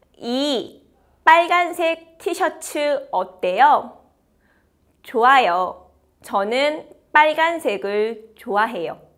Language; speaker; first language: Korean; native; Korean